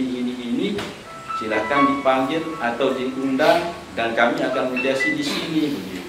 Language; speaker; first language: Indonesian; non-native, local second language; Sasak